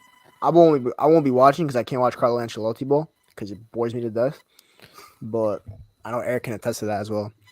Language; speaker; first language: English; native; English